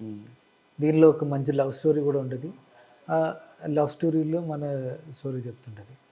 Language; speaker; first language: Telugu; non-native, learner; Malayalam